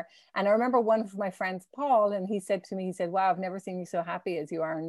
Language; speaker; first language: English; native; English